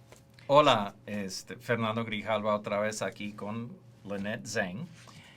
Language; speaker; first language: Spanish; early bilingual, heritage; Spanish